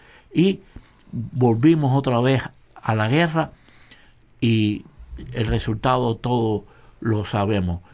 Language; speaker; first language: Spanish; native; Spanish